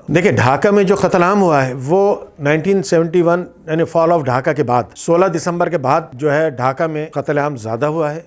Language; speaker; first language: Urdu; native; Urdu